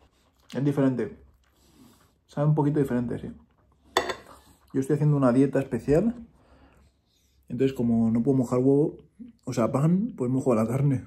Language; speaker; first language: Spanish; native; Spanish